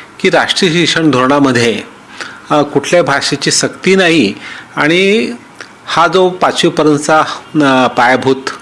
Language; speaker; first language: Marathi; native; Marathi